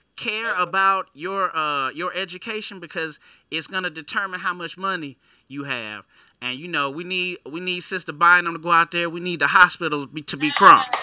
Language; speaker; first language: English; native; English